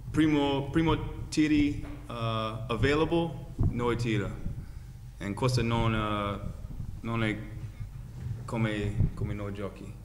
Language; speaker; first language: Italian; non-native, learner; English